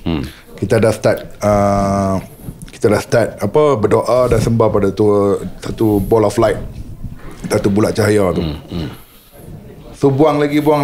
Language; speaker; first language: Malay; non-native, local second language; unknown